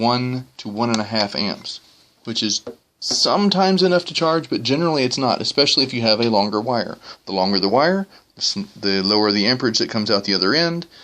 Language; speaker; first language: English; native; English